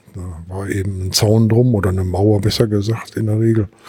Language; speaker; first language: German; native; German